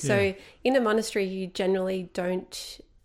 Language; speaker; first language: English; native; English